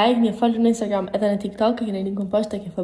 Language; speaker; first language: Albanian; early bilingual, heritage; Albanian